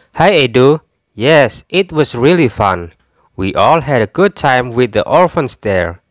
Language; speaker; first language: English; non-native, fluent; Indonesian